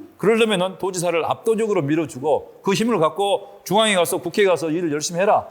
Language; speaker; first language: Korean; native; Korean